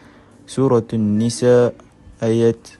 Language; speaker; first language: Arabic; non-native, learner; Malay